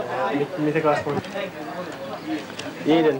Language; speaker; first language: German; non-native, learner; Hungarian